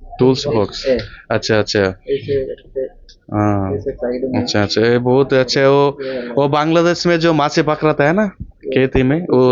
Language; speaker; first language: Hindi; non-native, learner; Bangla